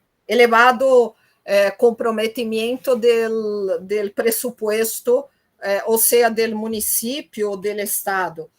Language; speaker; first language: Spanish; non-native, fluent; Portuguese